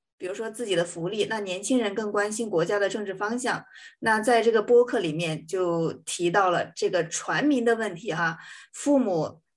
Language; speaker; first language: Chinese; native; Chinese